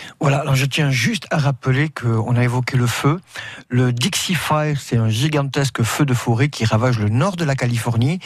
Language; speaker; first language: French; native; French